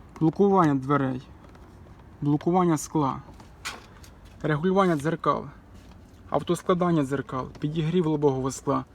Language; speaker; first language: Ukrainian; native; Ukrainian